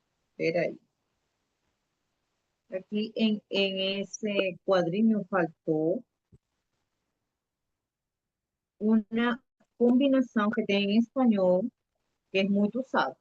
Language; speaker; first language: Spanish; non-native, learner; Portuguese